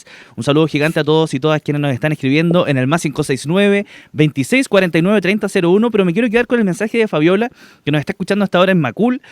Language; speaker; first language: Spanish; native; Spanish